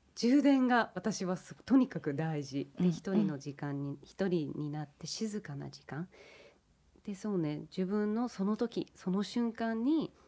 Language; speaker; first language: Japanese; early bilingual, heritage; English